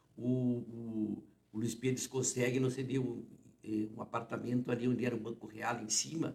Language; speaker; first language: Portuguese; native; Portuguese